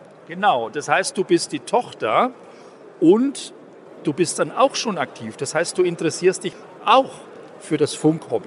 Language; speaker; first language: German; native; German